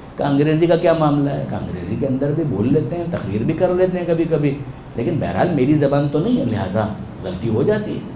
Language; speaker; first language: Urdu; non-native, local second language; Gujarati